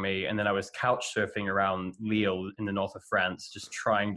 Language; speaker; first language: English; native; English